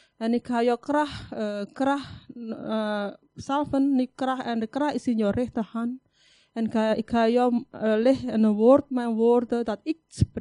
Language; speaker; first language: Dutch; non-native, learner; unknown